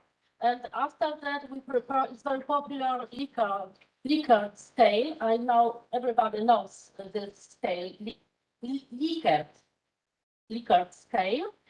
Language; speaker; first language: English; non-native, fluent; Polish